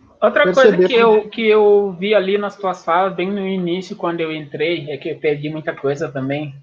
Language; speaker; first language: Portuguese; non-native, fluent; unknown